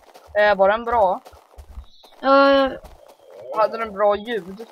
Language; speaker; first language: Swedish; early bilingual, heritage; Swedish